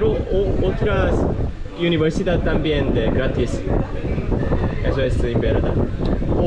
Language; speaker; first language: Spanish; non-native, learner; Korean